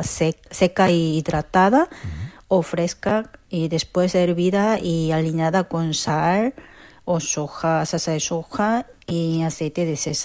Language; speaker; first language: Spanish; non-native, fluent; Korean